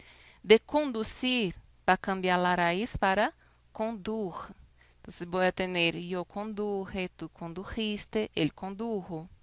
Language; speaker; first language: Spanish; non-native, fluent; Portuguese